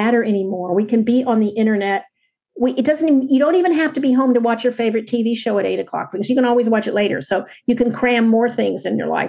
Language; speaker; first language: English; native; English